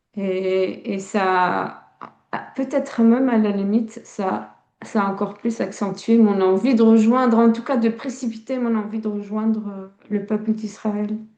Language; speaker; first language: French; early bilingual, other home language; Tachelhit